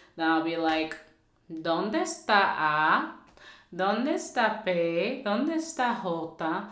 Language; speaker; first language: Spanish; early bilingual, heritage; Spanish